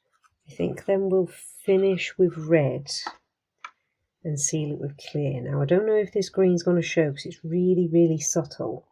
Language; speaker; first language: English; native; English